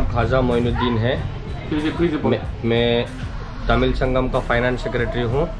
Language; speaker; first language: Hindi; non-native, local second language; Tamil